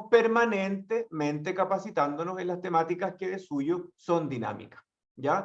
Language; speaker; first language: Spanish; native; Spanish